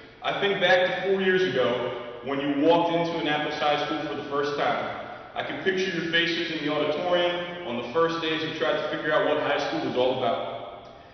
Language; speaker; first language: English; native; English